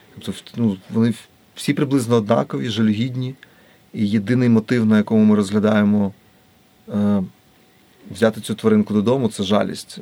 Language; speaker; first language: Ukrainian; native; Ukrainian